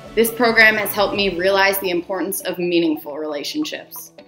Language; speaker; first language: English; native; English